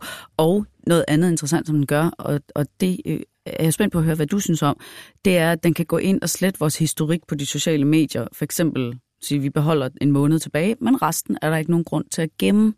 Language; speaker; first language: Danish; native; Danish